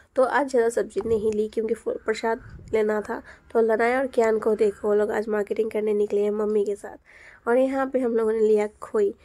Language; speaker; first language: Hindi; non-native, local second language; Bangla